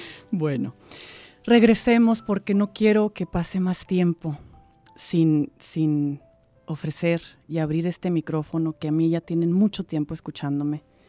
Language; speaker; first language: Spanish; native; Spanish